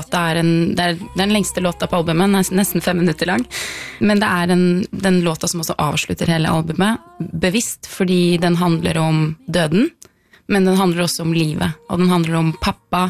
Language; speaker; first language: Norwegian; early bilingual, other home language; Arabic